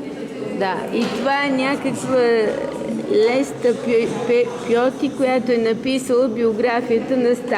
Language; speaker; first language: Bulgarian; native; Bulgarian